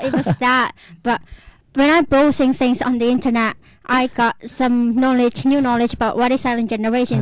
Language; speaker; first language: English; non-native, fluent; Indonesian